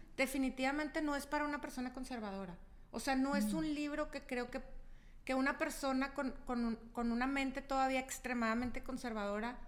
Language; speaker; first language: Spanish; native; Spanish